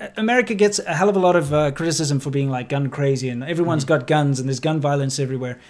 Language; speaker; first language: English; native; English